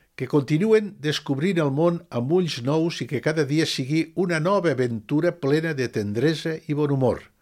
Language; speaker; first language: Catalan; native; Catalan